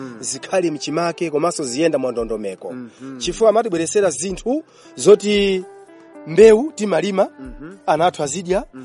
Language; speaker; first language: Nyanja; non-native, local second language; Tumbuka